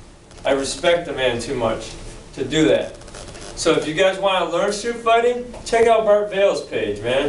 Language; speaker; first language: English; native; English